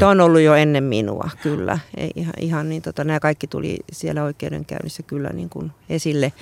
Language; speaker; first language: Finnish; native; Finnish